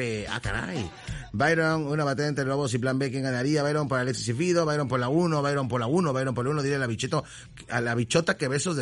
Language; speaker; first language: Spanish; native; Spanish